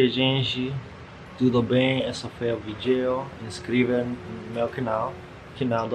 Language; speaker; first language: Portuguese; non-native, learner; English